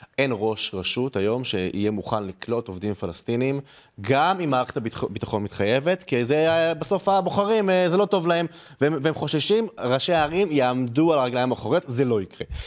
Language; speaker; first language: Hebrew; native; Hebrew